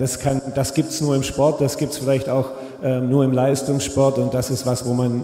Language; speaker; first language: German; native; German